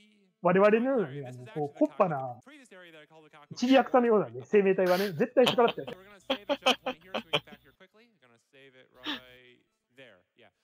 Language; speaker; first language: Japanese; native; Japanese